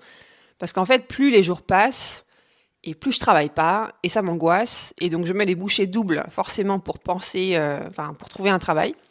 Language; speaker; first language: French; native; French